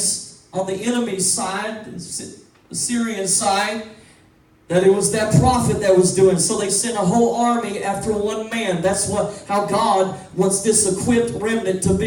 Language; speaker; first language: English; native; English